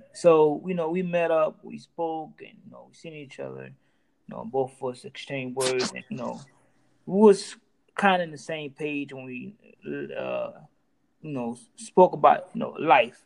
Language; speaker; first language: English; native; English